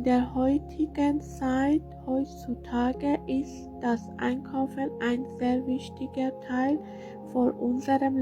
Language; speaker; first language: German; non-native, learner; Persian